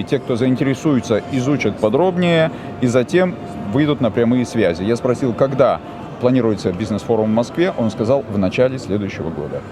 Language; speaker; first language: Russian; native; Russian